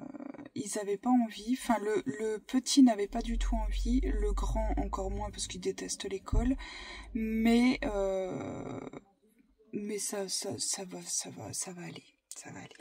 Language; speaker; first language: French; native; French